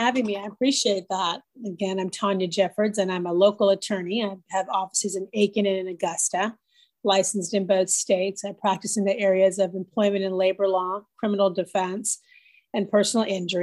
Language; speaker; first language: English; native; English